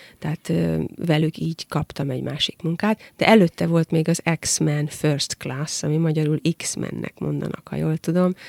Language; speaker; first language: Hungarian; native; Hungarian